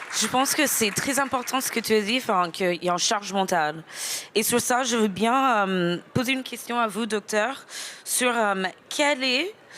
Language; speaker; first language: French; non-native, fluent; English